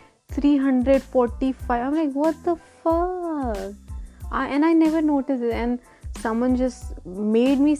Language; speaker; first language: English; non-native, local second language; Hindi